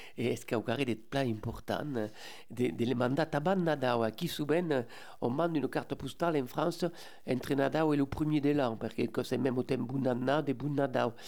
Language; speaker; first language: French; native; French